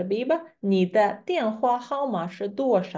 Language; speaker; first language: Chinese; non-native, fluent; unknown